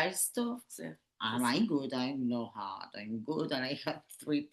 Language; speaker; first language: English; non-native, learner; Catalan